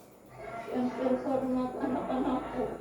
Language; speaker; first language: Indonesian; native; Indonesian